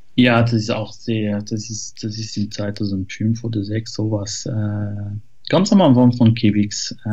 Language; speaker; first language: German; non-native, fluent; French